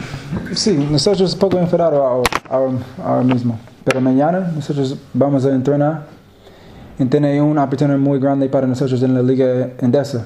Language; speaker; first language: Spanish; non-native, learner; English